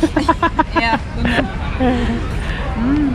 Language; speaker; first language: Indonesian; non-native, fluent; German